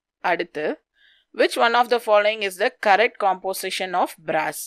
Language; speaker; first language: English; non-native, local second language; Tamil